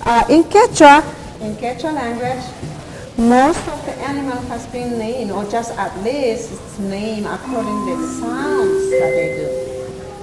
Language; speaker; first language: English; non-native, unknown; Quechua